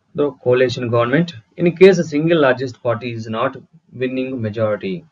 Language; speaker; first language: English; non-native, local second language; Telugu